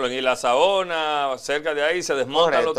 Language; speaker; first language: Spanish; native; Spanish